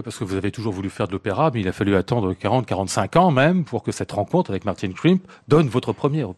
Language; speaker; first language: French; native; French